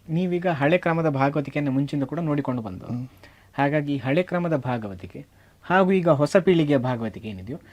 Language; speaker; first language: Kannada; native; Kannada